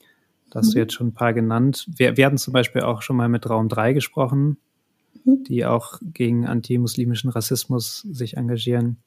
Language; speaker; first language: German; native; German